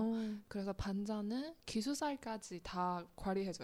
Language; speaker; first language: Korean; non-native, fluent; Chinese